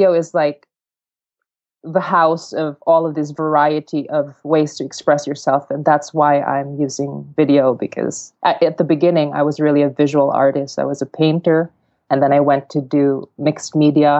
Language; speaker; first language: English; non-native, local second language; Cebuano